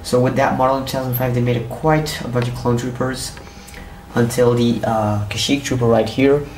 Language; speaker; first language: English; native; English